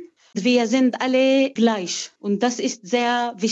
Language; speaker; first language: German; non-native, fluent; Arabic